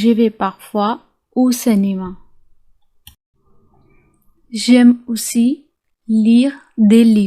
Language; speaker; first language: French; non-native, fluent; Urdu